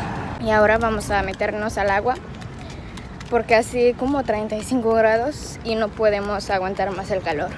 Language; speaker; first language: Spanish; non-native, learner; French